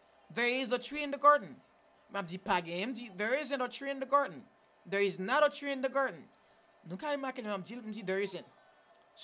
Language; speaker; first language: English; non-native, fluent; Haitian Creole